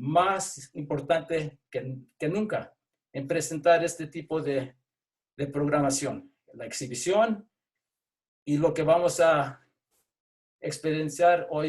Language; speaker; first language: Spanish; early bilingual, heritage; English